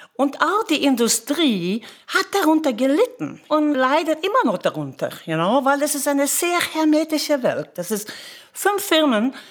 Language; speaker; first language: German; non-native, fluent; Norwegian